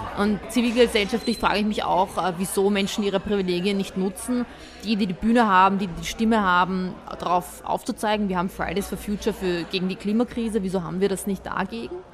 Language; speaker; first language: German; early bilingual, other home language; Bosnian